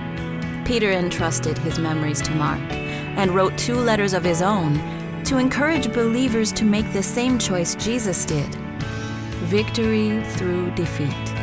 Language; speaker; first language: English; native; English